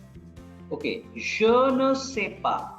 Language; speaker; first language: French; non-native, fluent; Bangla